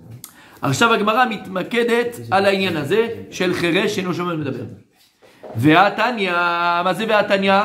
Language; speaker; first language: Hebrew; non-native, fluent; French